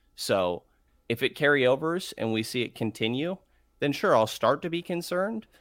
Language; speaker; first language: English; native; English